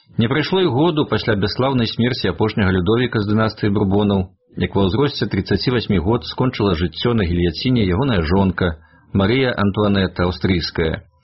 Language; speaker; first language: Belarusian; native; Belarusian